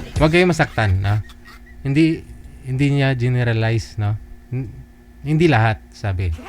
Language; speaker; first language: Filipino; non-native, local second language; Hiligaynon